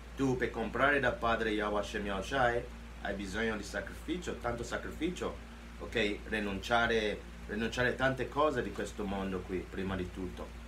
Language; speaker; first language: Italian; non-native, fluent; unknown